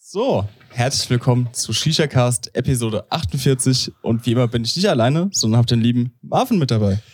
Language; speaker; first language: German; native; German